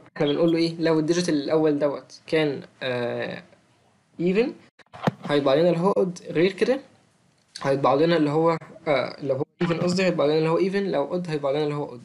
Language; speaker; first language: Arabic; native; Arabic